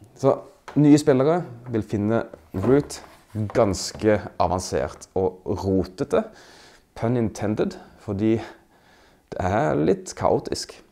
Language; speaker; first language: Norwegian; native; Norwegian